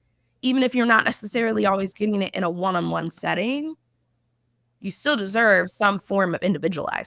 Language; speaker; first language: English; native; English